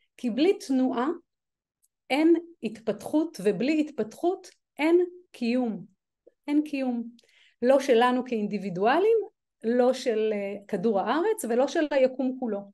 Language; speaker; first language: Hebrew; native; Hebrew